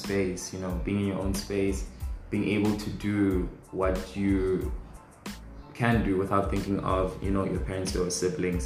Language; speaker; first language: English; non-native, local second language; Tswana